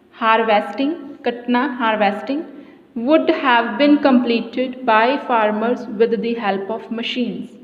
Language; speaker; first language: English; non-native, local second language; Punjabi